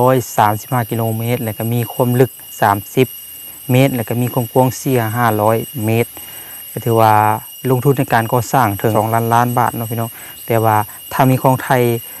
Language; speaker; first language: Thai; native; Thai